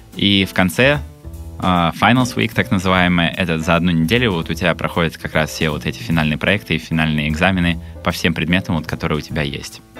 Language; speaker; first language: Russian; native; Russian